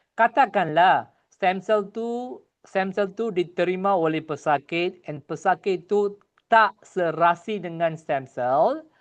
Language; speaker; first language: Malay; non-native, local second language; Tamil